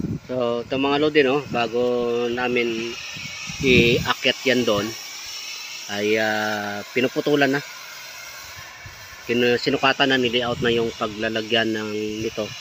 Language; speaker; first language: Filipino; native; Filipino